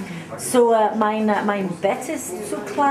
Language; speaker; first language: German; non-native, learner; English